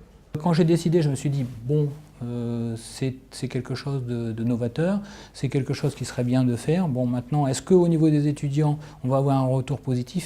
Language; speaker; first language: French; native; French